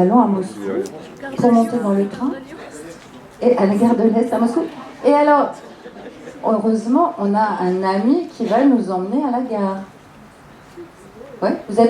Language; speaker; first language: French; native; French